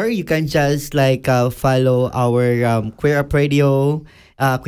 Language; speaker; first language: English; non-native, local second language; Cebuano